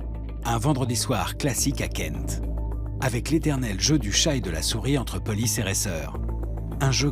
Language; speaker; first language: French; native; French